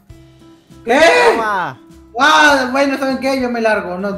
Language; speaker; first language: Spanish; native; Spanish